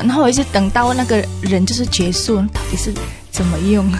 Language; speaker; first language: Chinese; non-native, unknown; Indonesian